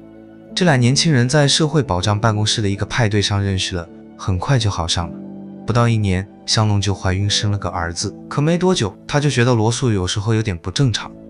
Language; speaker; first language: Chinese; native; Chinese